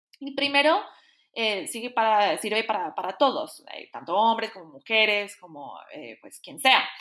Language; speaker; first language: Spanish; non-native, fluent; English